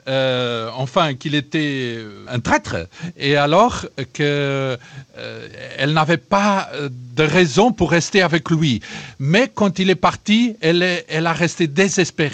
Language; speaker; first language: French; non-native, fluent; Portuguese